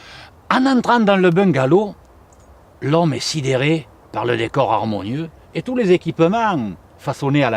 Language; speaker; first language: French; native; French